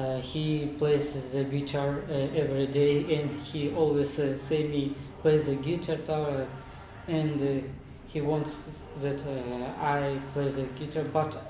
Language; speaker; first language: English; non-native, learner; Kazakh